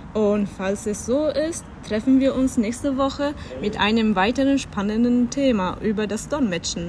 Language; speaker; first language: German; non-native, fluent; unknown